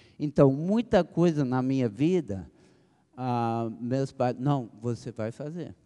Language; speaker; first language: Portuguese; early bilingual, other home language; English